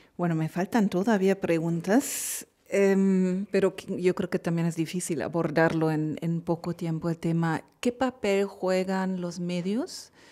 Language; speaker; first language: Spanish; non-native, fluent; German